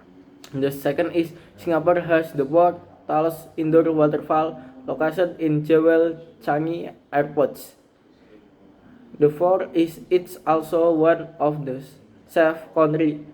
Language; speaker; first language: English; non-native, learner; Indonesian